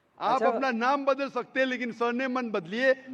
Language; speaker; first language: Hindi; native; Hindi